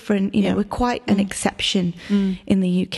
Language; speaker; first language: English; native; English